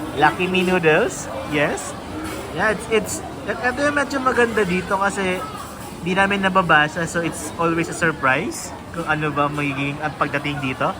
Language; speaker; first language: Filipino; native; Filipino